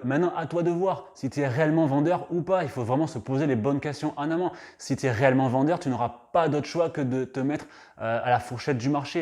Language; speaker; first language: French; native; French